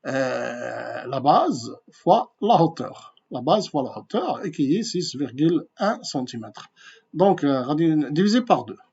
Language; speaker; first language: French; non-native, local second language; Arabic